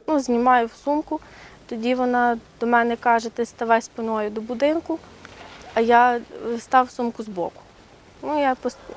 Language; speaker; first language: Ukrainian; native; Ukrainian